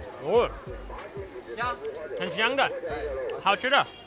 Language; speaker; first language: Chinese; early bilingual, heritage; Chinese